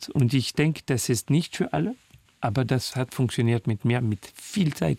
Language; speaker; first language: German; non-native, learner; French